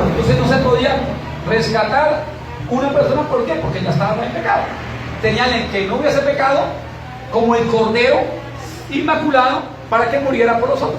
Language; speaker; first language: Spanish; native; Spanish